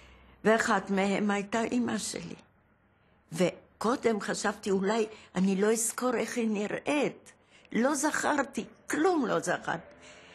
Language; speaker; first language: Hebrew; early bilingual, other home language; Polish